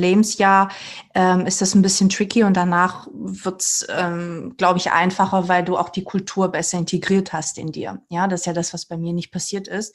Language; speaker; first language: German; early bilingual, other home language; Portuguese